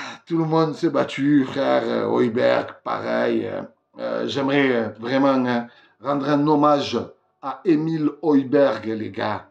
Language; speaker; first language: French; native; French